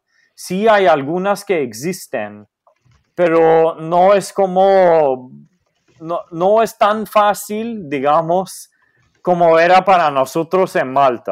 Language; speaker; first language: Spanish; non-native, fluent; Maltese